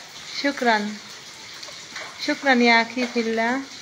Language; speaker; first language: Arabic; non-native, learner; Bangla